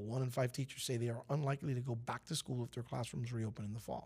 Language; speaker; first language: English; early bilingual, other home language; Spanish